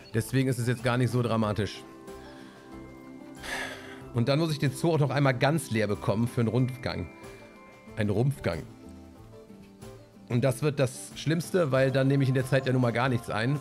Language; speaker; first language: German; native; German